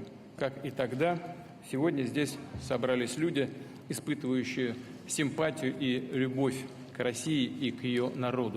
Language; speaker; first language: Russian; native; Russian